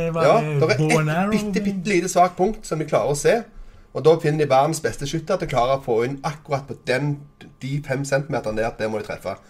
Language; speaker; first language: Norwegian; native; Norwegian